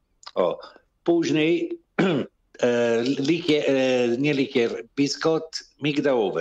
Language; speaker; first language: Polish; non-native, learner; Italian